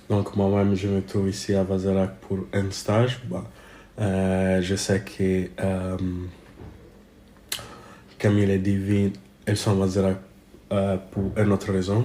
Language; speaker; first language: French; non-native, learner; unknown